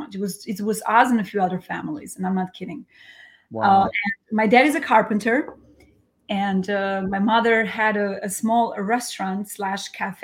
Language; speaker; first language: English; non-native, fluent; Albanian